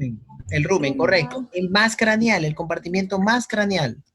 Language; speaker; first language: Spanish; native; Spanish